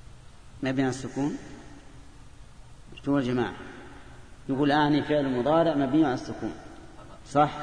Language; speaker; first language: Arabic; native; Arabic